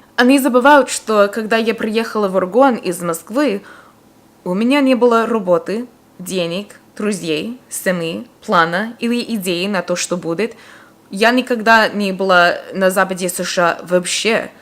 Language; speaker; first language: Russian; non-native, fluent; English